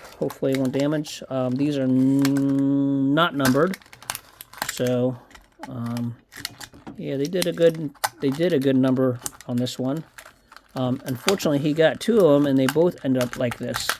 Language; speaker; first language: English; native; English